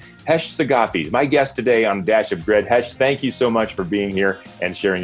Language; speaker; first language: English; native; English